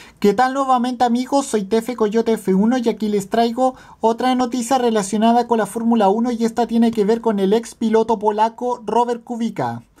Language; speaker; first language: Spanish; native; Spanish